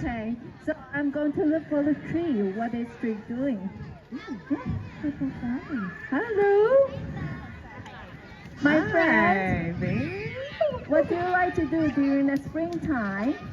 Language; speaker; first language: English; non-native, learner; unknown